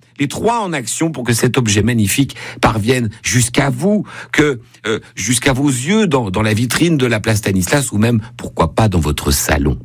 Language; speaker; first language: French; native; French